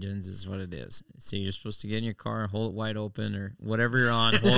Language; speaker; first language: English; native; English